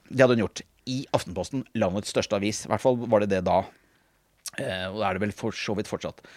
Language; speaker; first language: Norwegian; native; Norwegian